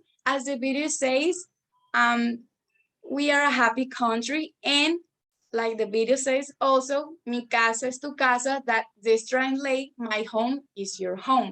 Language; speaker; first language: English; non-native, learner; Spanish